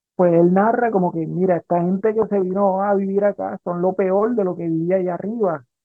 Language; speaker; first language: Spanish; native; Spanish